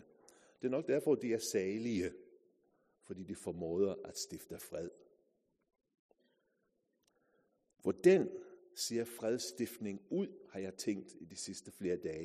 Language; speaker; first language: Danish; non-native, fluent; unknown